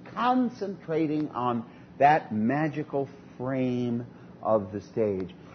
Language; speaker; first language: English; native; English